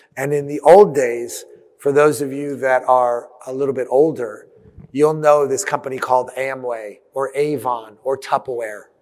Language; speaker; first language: English; early bilingual, other home language; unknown